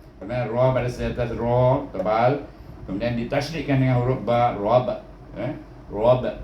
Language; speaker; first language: Malay; native; Malay